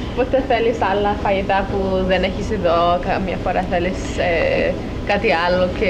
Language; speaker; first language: Greek; non-native, learner; English